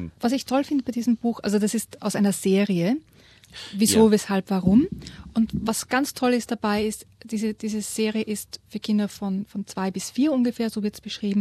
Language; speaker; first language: German; native; German